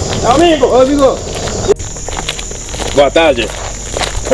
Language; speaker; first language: Portuguese; non-native, learner; Haitian Creole